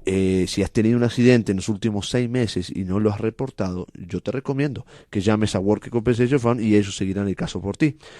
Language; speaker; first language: Spanish; native; Spanish